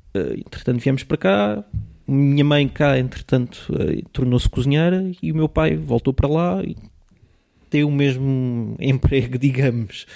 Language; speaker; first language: Portuguese; early bilingual, other home language; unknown